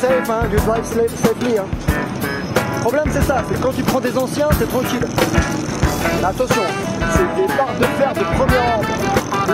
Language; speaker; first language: French; native; French